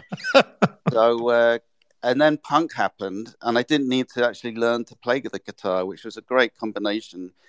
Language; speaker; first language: English; native; English